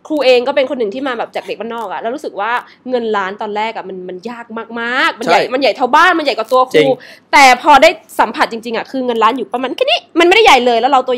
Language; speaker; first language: Thai; native; Thai